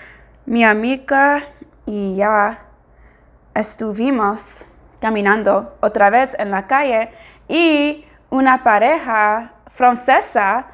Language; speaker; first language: Spanish; non-native, fluent; English